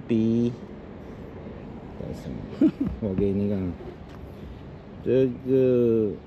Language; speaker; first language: Chinese; non-native, learner; Filipino